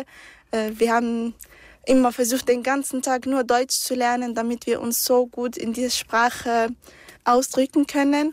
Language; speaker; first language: German; early bilingual, other home language; Arabic